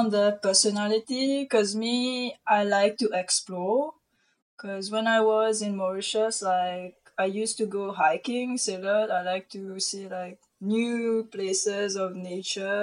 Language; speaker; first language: English; non-native, local second language; Morisyen